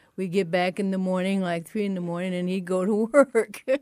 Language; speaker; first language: English; native; English